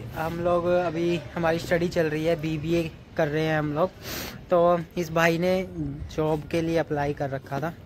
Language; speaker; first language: Hindi; native; Hindi